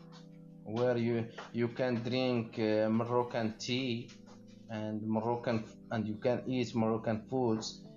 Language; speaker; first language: English; non-native, learner; Arabic